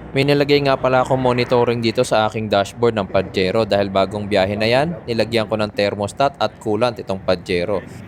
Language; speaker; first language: Filipino; native; Filipino